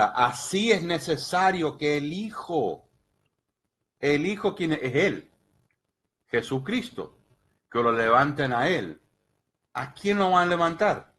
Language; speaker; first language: Spanish; early bilingual, heritage; Spanish